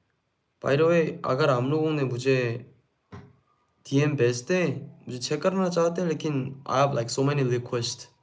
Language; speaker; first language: Hindi; non-native, learner; Korean